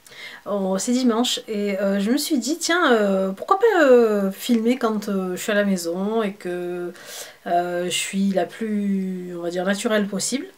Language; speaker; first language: French; native; French